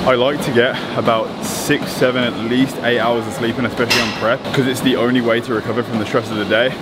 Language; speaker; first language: English; native; English